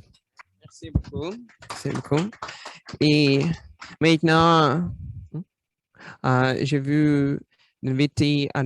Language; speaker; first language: French; non-native, learner; Russian